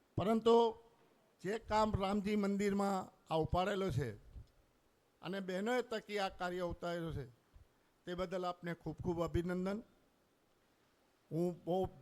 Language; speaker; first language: Gujarati; non-native, local second language; Sindhi